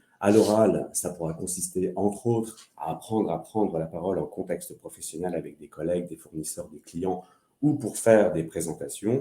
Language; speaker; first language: French; native; French